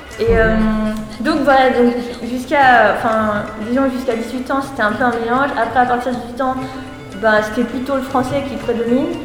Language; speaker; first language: French; early bilingual, other home language; Thai